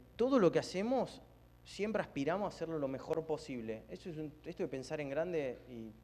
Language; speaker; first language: Spanish; native; Spanish